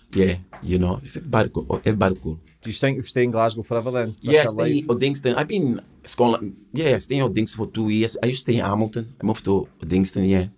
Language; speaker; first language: English; non-native, learner; Portuguese